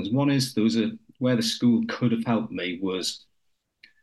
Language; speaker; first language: English; native; English